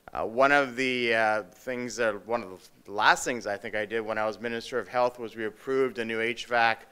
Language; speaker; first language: English; native; English